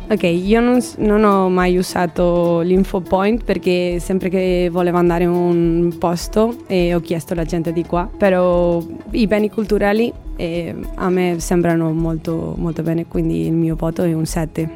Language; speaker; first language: Italian; non-native, learner; Spanish